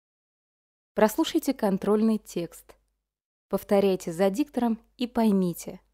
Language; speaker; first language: Russian; native; Russian